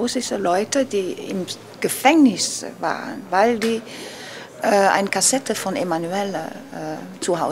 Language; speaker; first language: German; non-native, learner; Dutch